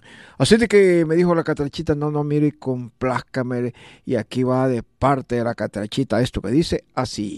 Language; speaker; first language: Spanish; native; Spanish